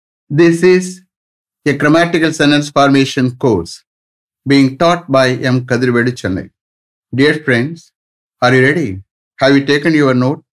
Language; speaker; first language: English; non-native, local second language; Tamil